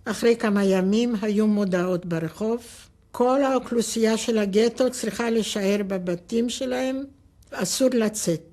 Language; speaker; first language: Hebrew; non-native, fluent; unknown